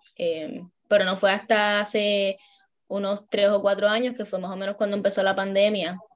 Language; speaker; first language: Spanish; native; Spanish